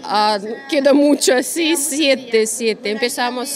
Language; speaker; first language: Spanish; non-native, fluent; Russian